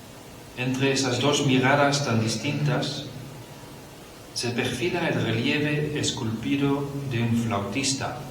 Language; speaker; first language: Spanish; non-native, fluent; Dutch